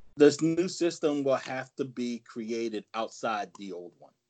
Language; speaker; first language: English; native; English